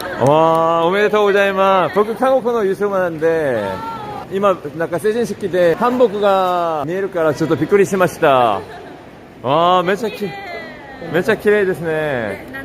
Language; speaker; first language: Japanese; non-native, fluent; Korean